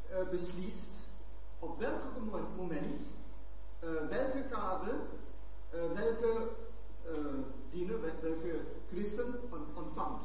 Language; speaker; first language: Dutch; non-native, fluent; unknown